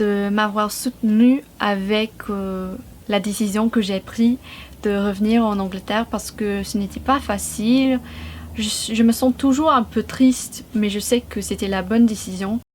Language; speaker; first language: French; non-native, fluent; English